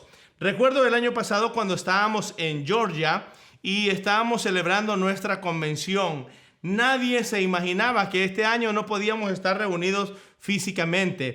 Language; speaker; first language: Spanish; native; Spanish